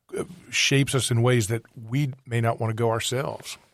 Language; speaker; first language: English; native; English